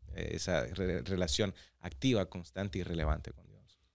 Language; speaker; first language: Spanish; native; Spanish